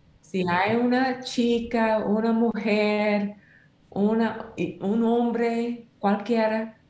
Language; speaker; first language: Spanish; non-native, learner; English